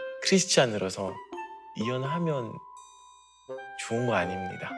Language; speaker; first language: Korean; non-native, fluent; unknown